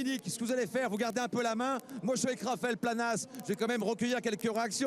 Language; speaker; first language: French; native; French